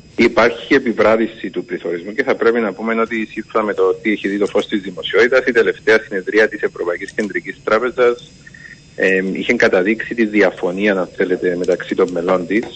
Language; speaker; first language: Greek; native; Greek